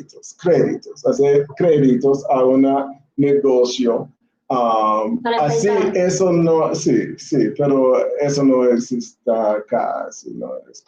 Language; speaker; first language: Spanish; non-native, learner; English